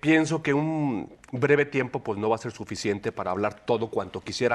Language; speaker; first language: Spanish; native; Spanish